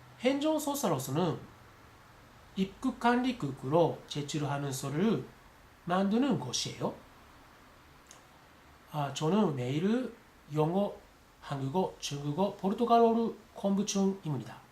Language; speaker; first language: Korean; non-native, learner; Japanese